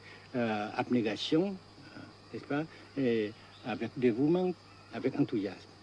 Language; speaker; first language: French; non-native, fluent; Vietnamese